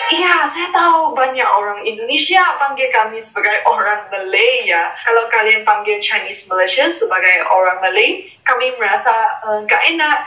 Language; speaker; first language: Indonesian; non-native, fluent; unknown